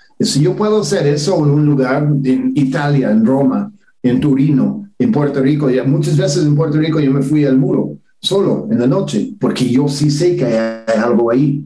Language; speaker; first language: Spanish; non-native, fluent; English